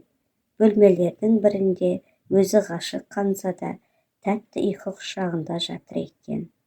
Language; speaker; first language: Kazakh; native; Kazakh